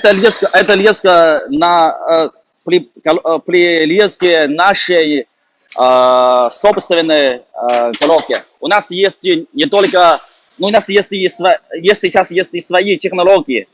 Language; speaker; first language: Russian; non-native, learner; Chinese